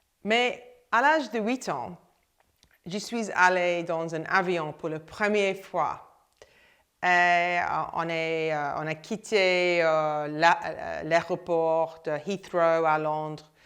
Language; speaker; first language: French; non-native, fluent; English